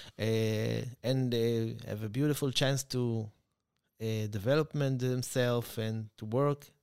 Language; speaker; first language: English; non-native, learner; Hebrew